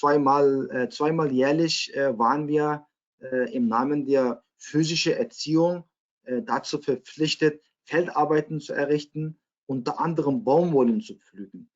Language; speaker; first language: German; non-native, fluent; Uyghur